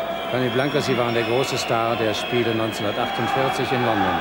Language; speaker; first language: German; native; German